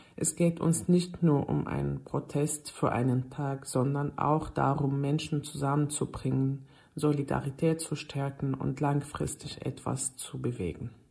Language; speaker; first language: German; non-native, fluent; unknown